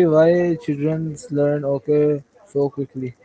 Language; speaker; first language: English; non-native, learner; Urdu